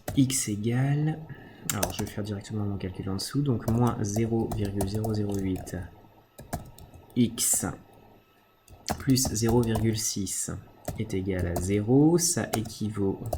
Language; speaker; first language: French; native; French